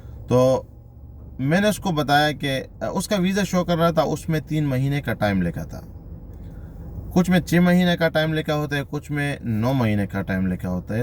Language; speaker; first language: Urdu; non-native, local second language; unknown